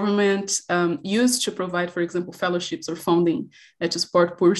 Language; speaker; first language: English; non-native, fluent; Portuguese